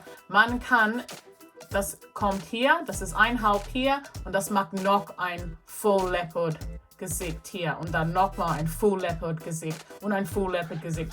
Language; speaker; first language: German; non-native, learner; English